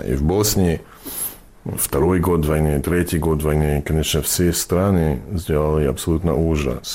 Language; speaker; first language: Russian; non-native, learner; English